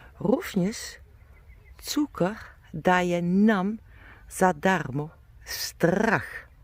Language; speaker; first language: Polish; non-native, learner; German